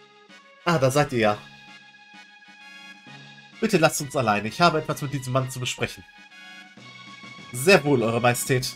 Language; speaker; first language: German; native; German